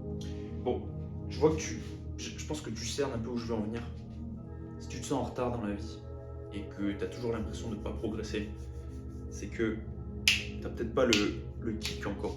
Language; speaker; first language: French; native; French